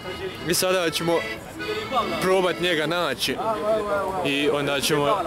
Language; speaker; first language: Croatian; early bilingual, heritage; Croatian